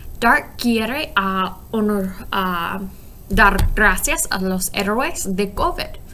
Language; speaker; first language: Spanish; non-native, learner; English